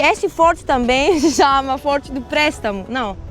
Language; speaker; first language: Portuguese; non-native, fluent; Greek